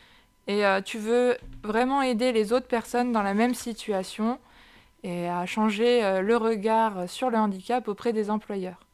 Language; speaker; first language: French; native; French